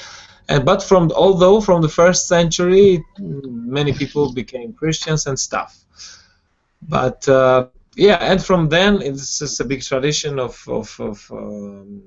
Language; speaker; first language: English; non-native, fluent; Georgian